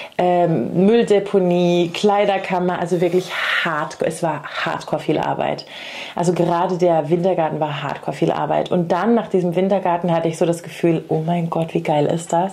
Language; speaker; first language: German; native; German